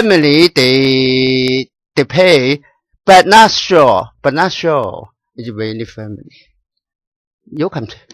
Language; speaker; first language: English; non-native, learner; Chinese